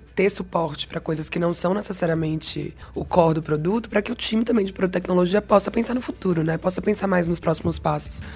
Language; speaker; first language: Portuguese; native; Portuguese